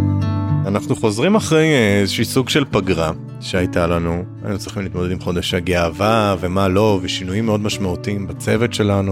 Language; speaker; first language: Hebrew; native; Hebrew